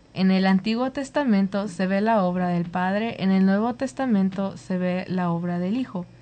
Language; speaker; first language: Spanish; early bilingual, heritage; Spanish